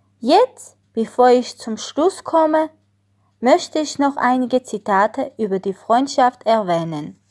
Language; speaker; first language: German; non-native, learner; Armenian